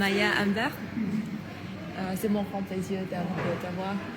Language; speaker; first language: French; non-native, fluent; Vietnamese